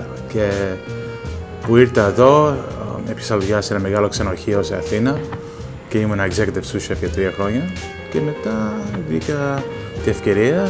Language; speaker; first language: Greek; early bilingual, heritage; Greek